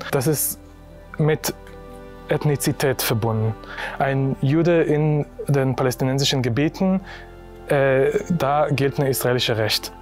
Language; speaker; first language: German; non-native, fluent; Hebrew